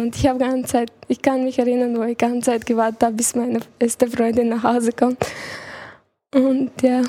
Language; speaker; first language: German; early bilingual, other home language; Chechen